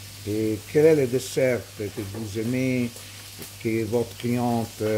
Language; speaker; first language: French; non-native, learner; Italian